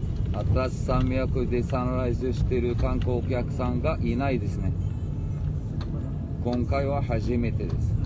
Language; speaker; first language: Japanese; non-native, fluent; Arabic